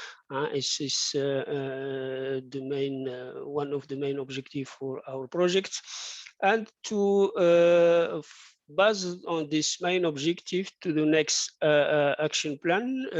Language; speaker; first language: English; non-native, fluent; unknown